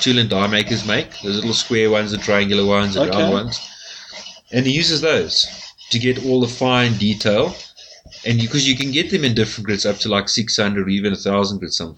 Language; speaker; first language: English; native; English